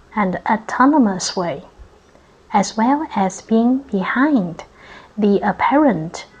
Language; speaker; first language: English; non-native, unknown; Chinese